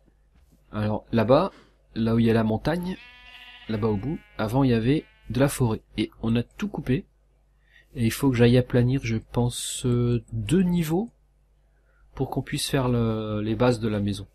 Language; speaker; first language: French; native; French